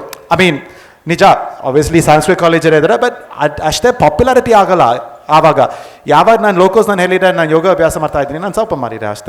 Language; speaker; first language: Kannada; non-native, fluent; English